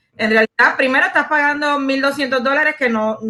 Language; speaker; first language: Spanish; native; Spanish